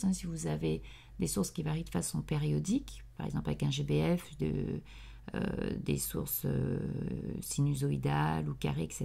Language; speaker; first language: French; native; French